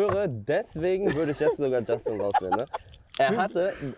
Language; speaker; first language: German; native; German